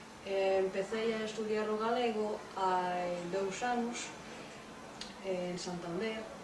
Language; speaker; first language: Galician; non-native, fluent; French